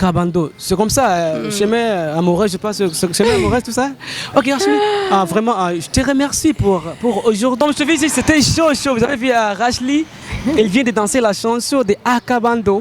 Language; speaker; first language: French; non-native, local second language; Rundi